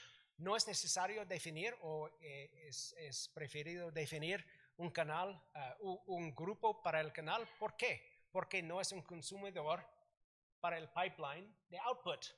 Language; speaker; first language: Spanish; non-native, learner; English